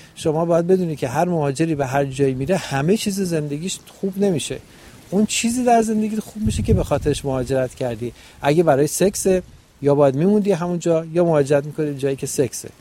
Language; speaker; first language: Persian; native; Persian